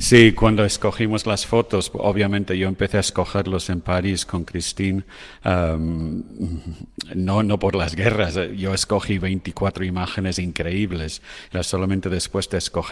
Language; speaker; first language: Spanish; non-native, fluent; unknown